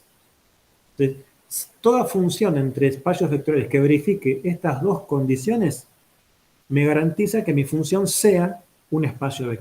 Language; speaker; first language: Spanish; native; Spanish